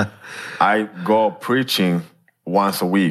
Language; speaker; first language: English; non-native, local second language; Kinyarwanda